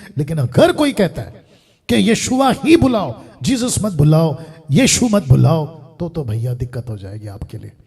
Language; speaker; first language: Hindi; non-native, local second language; Telugu